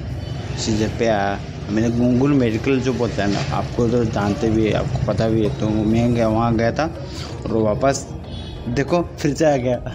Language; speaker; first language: Hindi; non-native, local second language; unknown